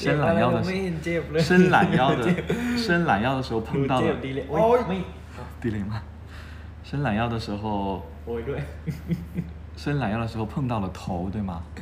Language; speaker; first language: Chinese; non-native, fluent; Thai